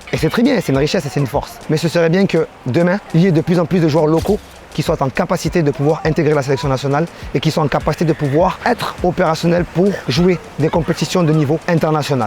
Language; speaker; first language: French; native; French